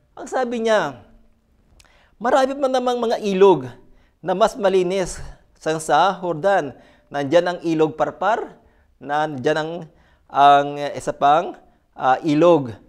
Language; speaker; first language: Filipino; native; Filipino